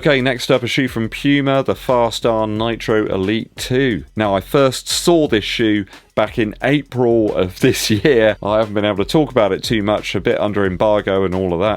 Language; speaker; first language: English; native; English